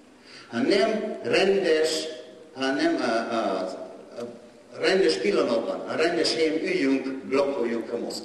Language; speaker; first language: Hungarian; non-native, learner; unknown